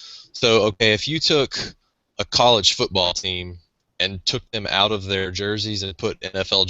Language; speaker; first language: English; native; English